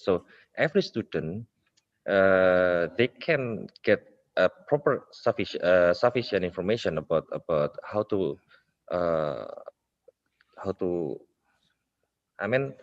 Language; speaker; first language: English; non-native, local second language; Indonesian